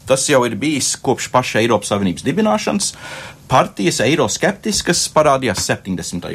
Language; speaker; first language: Latvian; native; Latvian